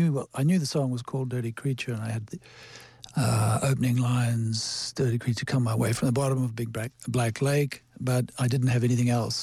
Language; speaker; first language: English; native; English